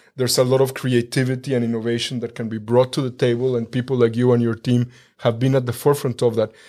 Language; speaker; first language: English; non-native, fluent; Spanish